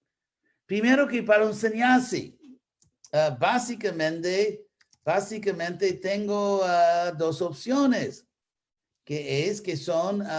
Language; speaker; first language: Spanish; non-native, fluent; English